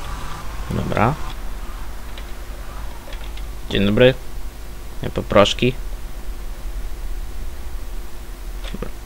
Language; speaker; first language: Polish; native; Polish